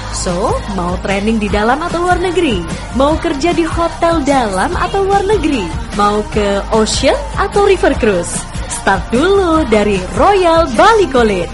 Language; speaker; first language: Indonesian; native; Indonesian